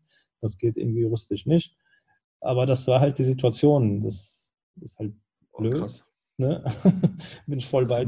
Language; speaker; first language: German; native; German